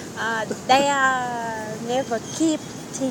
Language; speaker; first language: English; non-native, learner; Vietnamese